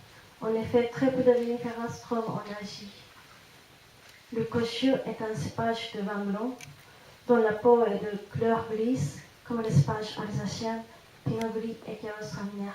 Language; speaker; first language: French; non-native, fluent; Japanese